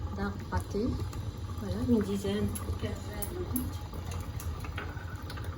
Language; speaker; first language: French; non-native, local second language; Arabic